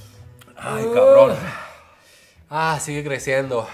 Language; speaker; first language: Spanish; native; Spanish